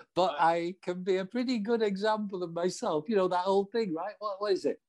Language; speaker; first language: English; native; English